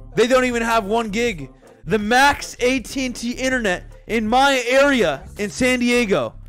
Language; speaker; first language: English; native; English